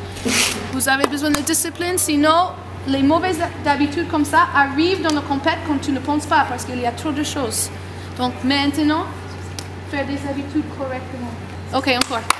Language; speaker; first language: French; non-native, learner; English